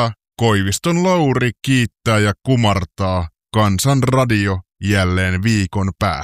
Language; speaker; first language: Finnish; native; Finnish